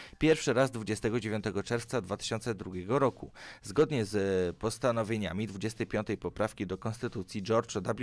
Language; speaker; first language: Polish; native; Polish